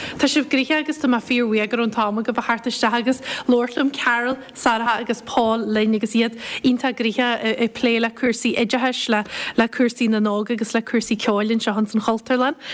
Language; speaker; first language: Irish; native; Irish